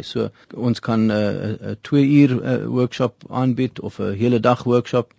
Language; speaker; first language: Afrikaans; non-native, local second language; English